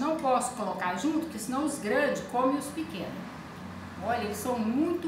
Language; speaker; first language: Portuguese; native; Portuguese